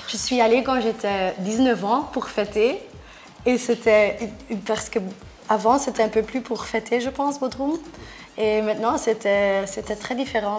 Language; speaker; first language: French; non-native, local second language; Dutch